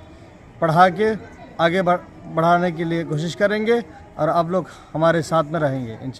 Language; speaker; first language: Hindi; non-native, local second language; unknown